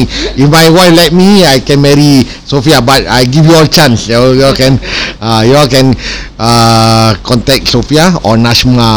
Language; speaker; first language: English; non-native, local second language; Malay